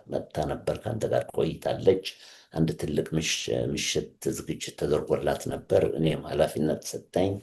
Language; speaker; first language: Amharic; native; Amharic